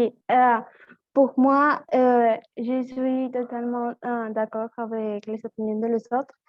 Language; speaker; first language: French; non-native, learner; Spanish